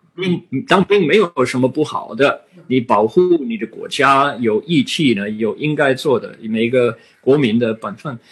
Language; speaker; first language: Chinese; non-native, fluent; English